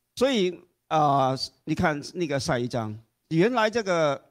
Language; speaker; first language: Chinese; non-native, fluent; Cantonese